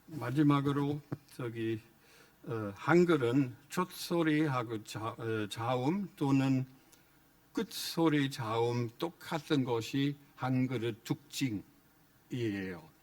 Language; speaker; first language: Korean; non-native, fluent; German